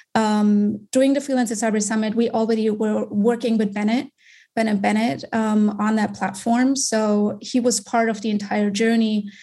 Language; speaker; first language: English; non-native, fluent; German